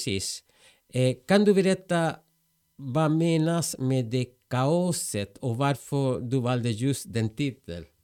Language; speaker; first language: Swedish; non-native, fluent; Spanish